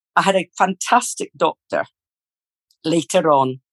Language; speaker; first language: English; native; English